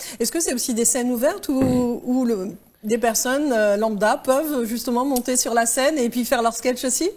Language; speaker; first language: French; native; French